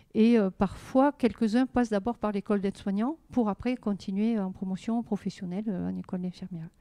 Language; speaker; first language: French; native; French